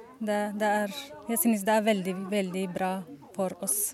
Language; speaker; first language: Norwegian; non-native, learner; Arabic